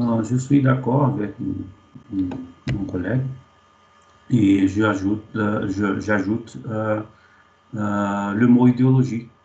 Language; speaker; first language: French; non-native, fluent; Portuguese